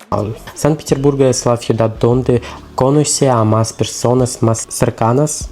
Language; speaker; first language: Spanish; non-native, learner; Russian